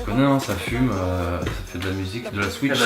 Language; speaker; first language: French; native; French